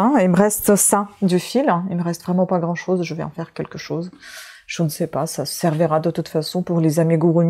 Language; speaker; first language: French; native; French